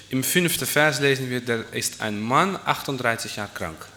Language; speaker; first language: German; non-native, fluent; Dutch